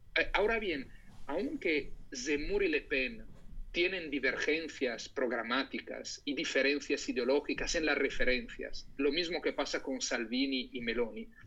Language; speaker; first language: Spanish; non-native, fluent; Italian